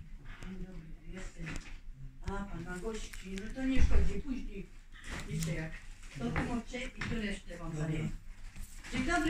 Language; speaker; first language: Polish; native; Polish